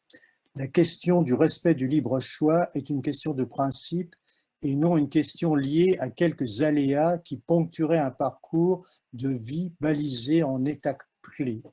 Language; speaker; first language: French; native; French